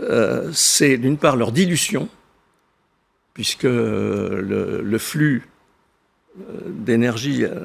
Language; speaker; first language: French; native; French